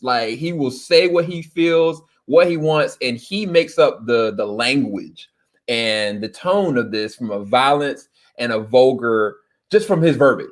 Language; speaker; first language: English; native; English